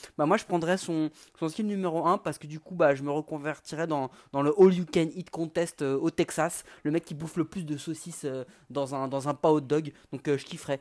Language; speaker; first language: French; native; French